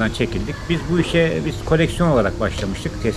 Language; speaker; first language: Turkish; native; Turkish